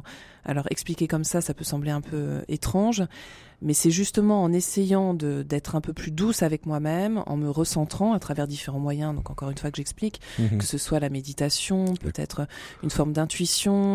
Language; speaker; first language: French; native; French